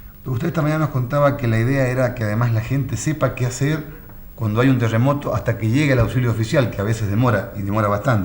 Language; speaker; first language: Spanish; native; Spanish